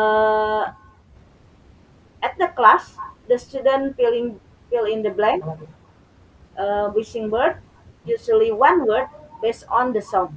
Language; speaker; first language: English; non-native, learner; Indonesian